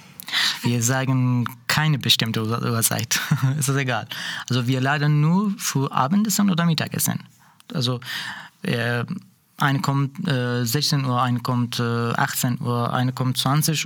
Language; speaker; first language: German; non-native, learner; Persian